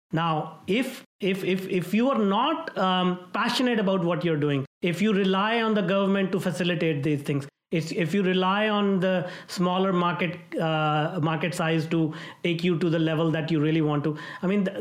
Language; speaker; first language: English; non-native, local second language; Hindi